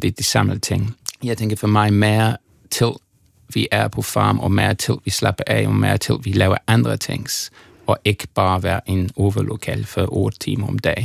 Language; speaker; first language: Danish; non-native, fluent; English